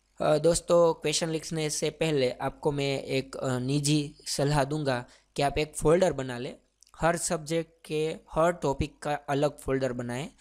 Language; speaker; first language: Hindi; non-native, local second language; Gujarati